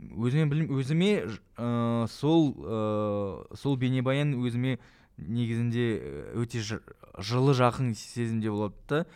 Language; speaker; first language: Kazakh; non-native, local second language; Russian